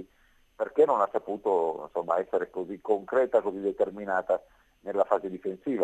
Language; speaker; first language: Italian; native; Italian